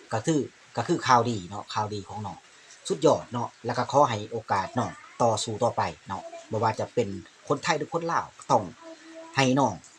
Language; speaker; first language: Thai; non-native, local second language; Lao